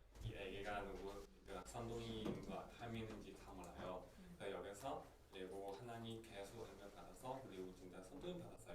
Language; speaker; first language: Korean; non-native, learner; Chinese